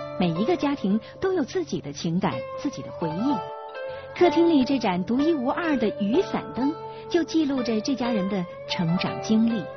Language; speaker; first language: Chinese; native; Chinese